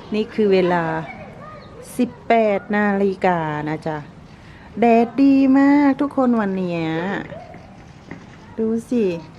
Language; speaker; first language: Thai; native; Thai